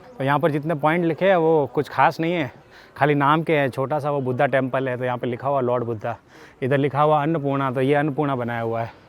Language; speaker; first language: Hindi; native; Hindi